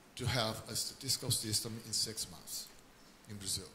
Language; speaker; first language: English; non-native, learner; Portuguese